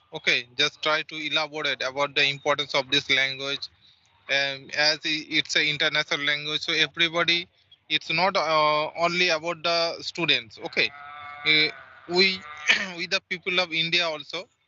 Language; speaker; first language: English; non-native, local second language; Santali